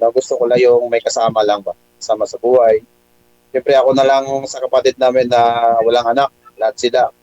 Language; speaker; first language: Filipino; native; Filipino